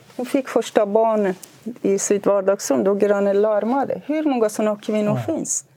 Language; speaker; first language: Swedish; non-native, fluent; Kurdish